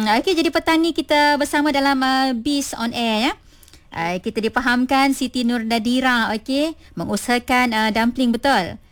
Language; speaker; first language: Malay; non-native, local second language; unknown